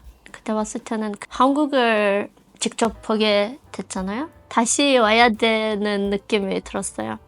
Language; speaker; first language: Korean; non-native, fluent; Azerbaijani